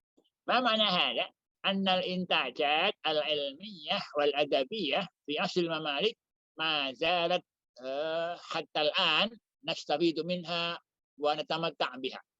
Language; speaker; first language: Arabic; non-native, fluent; Indonesian